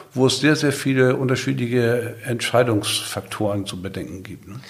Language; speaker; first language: German; native; German